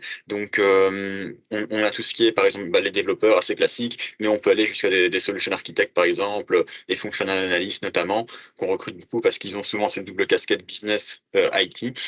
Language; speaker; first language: French; native; French